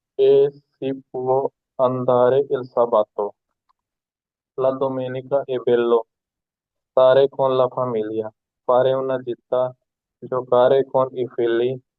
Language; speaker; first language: Italian; non-native, learner; Hindi